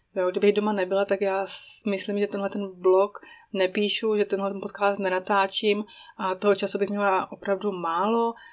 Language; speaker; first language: Czech; native; Czech